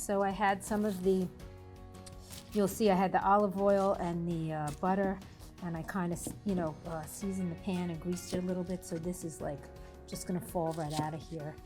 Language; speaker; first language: English; native; English